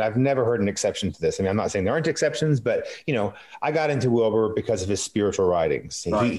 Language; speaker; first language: English; native; English